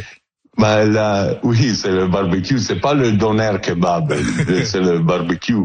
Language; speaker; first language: French; non-native, learner; Italian